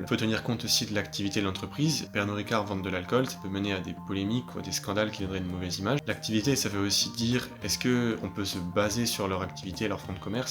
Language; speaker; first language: French; native; French